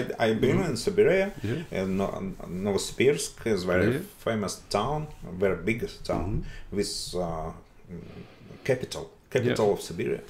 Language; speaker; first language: English; non-native, learner; Russian